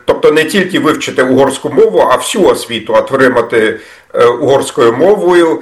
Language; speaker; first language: Ukrainian; non-native, fluent; German